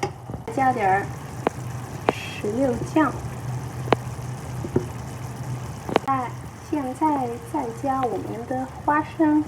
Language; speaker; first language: Chinese; early bilingual, heritage; Chinese